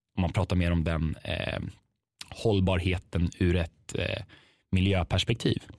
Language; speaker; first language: Swedish; native; Swedish